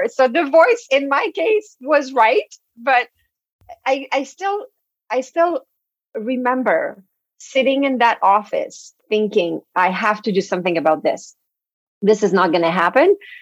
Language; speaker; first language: English; non-native, fluent; French